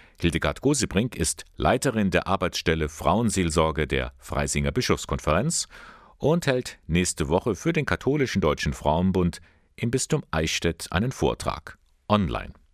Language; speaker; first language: German; native; German